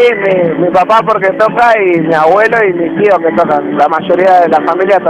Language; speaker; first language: Spanish; native; Spanish